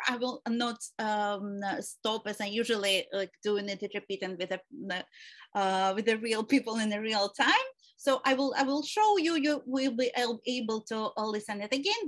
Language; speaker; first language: English; non-native, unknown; Ukrainian